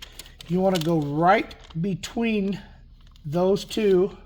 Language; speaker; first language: English; native; English